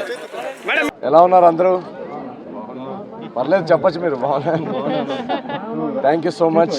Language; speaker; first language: Telugu; native; Telugu